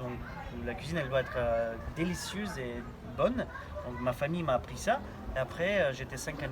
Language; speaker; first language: French; non-native, fluent; Bulgarian